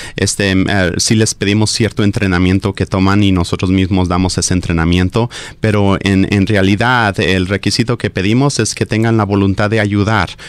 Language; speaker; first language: Spanish; early bilingual, heritage; Spanish